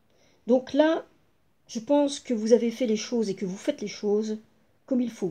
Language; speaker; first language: French; native; French